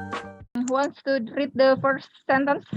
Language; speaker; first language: English; non-native, fluent; Indonesian